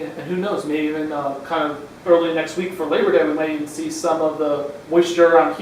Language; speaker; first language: English; native; English